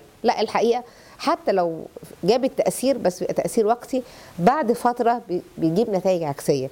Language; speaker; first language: Arabic; native; Arabic